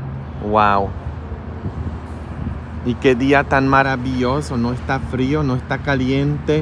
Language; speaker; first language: Spanish; early bilingual, heritage; Spanish